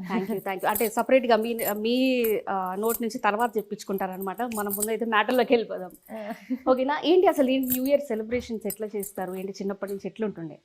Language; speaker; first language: Telugu; native; Telugu